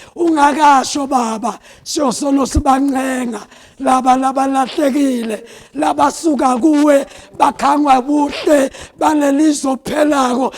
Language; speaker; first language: Zulu; non-native, local second language; South Ndebele